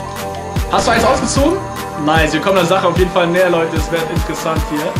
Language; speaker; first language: German; native; German